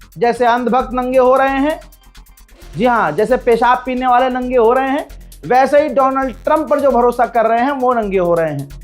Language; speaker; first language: Hindi; native; Hindi